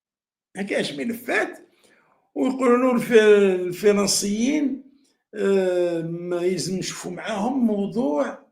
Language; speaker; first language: Arabic; native; Arabic